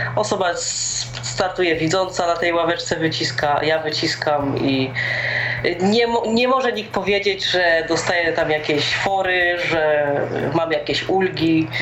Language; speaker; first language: Polish; native; Polish